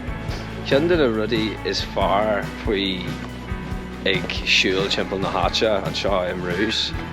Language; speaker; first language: Irish; non-native, local second language; English